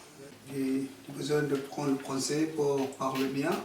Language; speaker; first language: French; non-native, learner; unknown